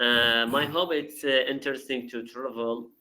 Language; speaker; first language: English; non-native, learner; Arabic